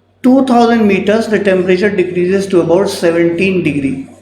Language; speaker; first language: English; non-native, local second language; Hindi